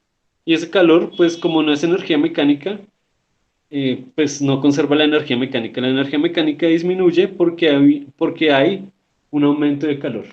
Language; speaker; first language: Spanish; native; Spanish